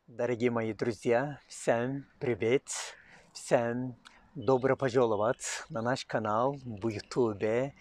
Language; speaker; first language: Russian; non-native, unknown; Turkish